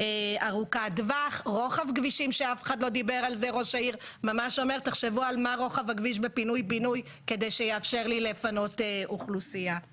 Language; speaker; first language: Hebrew; native; Hebrew